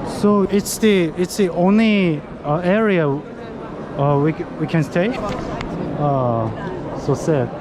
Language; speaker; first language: English; non-native, learner; Korean